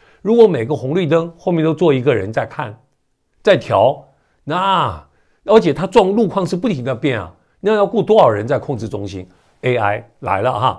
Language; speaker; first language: Chinese; native; Chinese